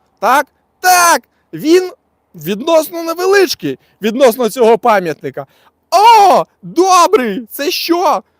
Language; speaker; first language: Ukrainian; non-native, local second language; Russian